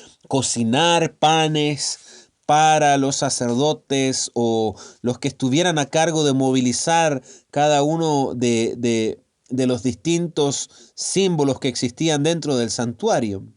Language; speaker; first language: Spanish; native; Spanish